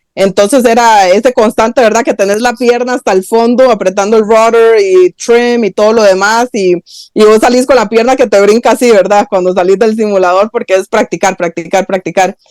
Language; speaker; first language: Spanish; native; Spanish